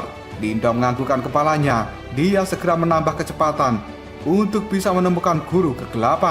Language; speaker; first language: Indonesian; native; Indonesian